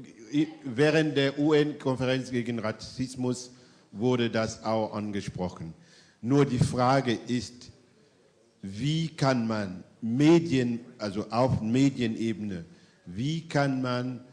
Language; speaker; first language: German; non-native, fluent; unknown